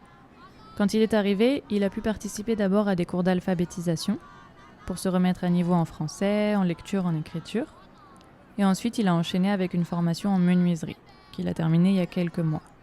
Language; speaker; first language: French; native; French